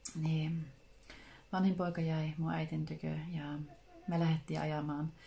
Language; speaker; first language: Finnish; early bilingual, heritage; Finnish